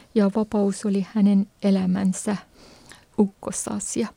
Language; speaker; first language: Finnish; non-native, fluent; Persian